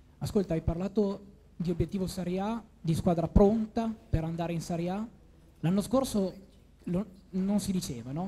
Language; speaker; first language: Italian; native; Italian